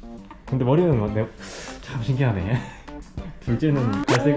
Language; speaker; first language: Korean; native; Korean